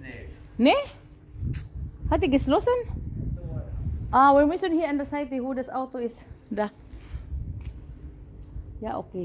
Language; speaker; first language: German; non-native, learner; Filipino